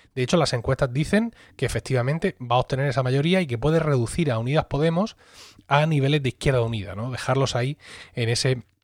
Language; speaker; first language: Spanish; native; Spanish